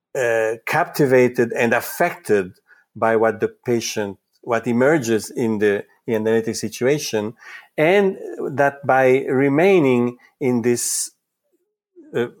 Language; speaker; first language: English; non-native, fluent; Italian